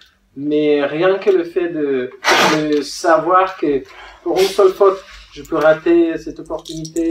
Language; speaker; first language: French; non-native, fluent; Spanish